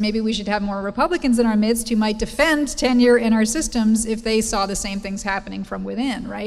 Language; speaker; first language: English; native; English